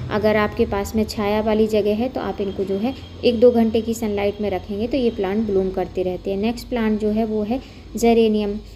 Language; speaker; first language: Hindi; non-native, local second language; Gujarati